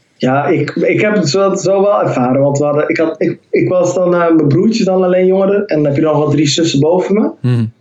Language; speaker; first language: Dutch; early bilingual, other home language; Somali